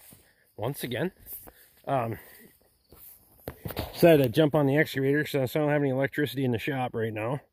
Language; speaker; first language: English; native; English